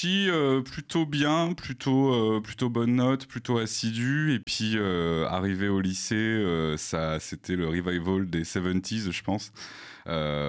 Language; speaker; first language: French; native; French